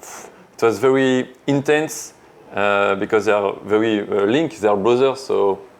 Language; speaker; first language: English; non-native, learner; French